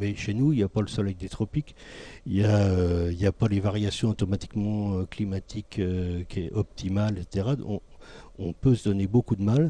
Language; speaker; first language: French; native; French